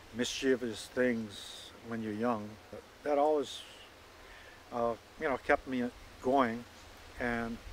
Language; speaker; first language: English; native; English